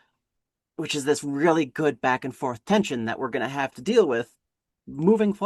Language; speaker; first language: English; native; English